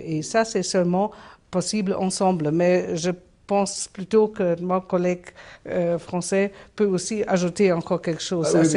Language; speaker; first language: French; non-native, fluent; German